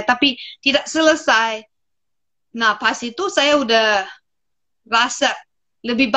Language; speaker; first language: Indonesian; non-native, fluent; English